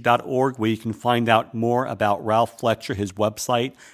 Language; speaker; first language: English; native; English